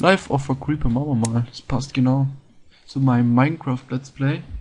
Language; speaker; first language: German; native; German